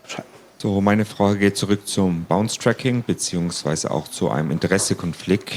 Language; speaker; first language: German; native; German